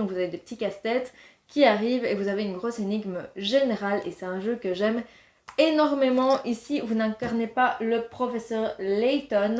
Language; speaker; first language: French; native; French